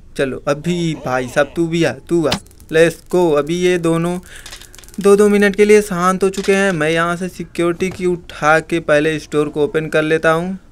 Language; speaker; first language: Hindi; native; Hindi